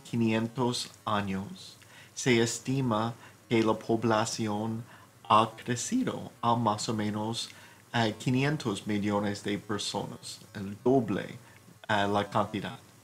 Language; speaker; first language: Spanish; non-native, fluent; English